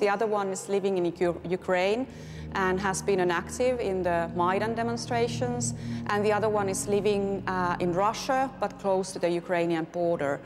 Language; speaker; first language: English; non-native, fluent; Finnish